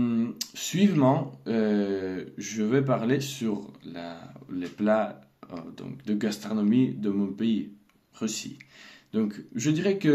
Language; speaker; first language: French; non-native, learner; Russian